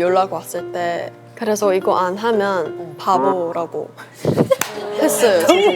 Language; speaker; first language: Korean; early bilingual, heritage; English